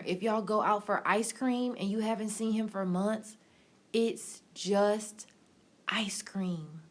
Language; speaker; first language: English; native; English